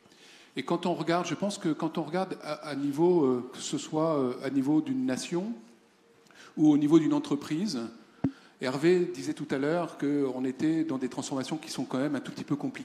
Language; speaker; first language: French; native; French